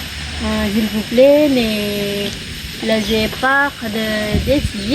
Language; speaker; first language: French; non-native, learner; Indonesian